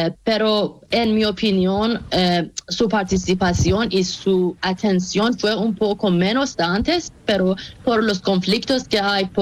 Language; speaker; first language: Spanish; non-native, fluent; Persian